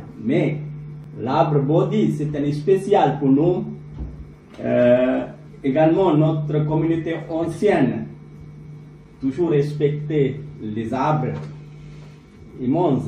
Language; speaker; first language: French; non-native, learner; Sinhala